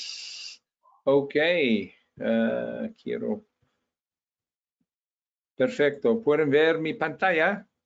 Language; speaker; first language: Spanish; non-native, fluent; English